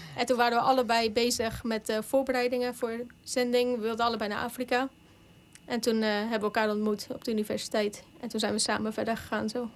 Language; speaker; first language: Dutch; native; Dutch